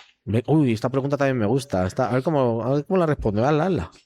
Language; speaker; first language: Spanish; native; Spanish